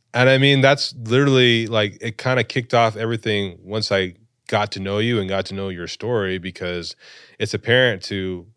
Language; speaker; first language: English; native; English